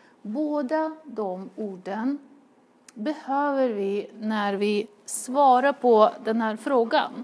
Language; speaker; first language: Swedish; non-native, fluent; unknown